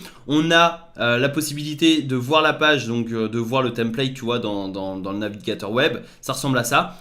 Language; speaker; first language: French; native; French